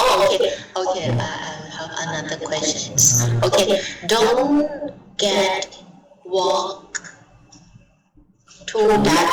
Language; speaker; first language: English; non-native, learner; Thai